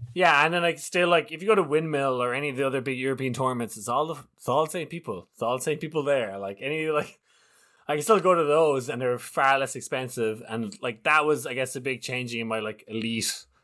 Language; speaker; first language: English; native; English